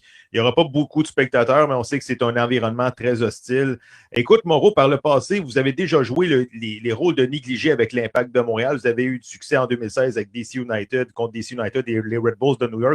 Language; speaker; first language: French; native; French